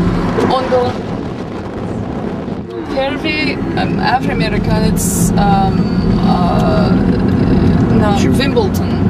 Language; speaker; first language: Russian; non-native, fluent; English